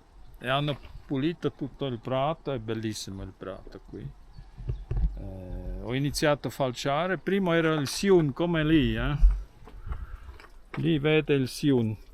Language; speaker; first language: Italian; non-native, fluent; German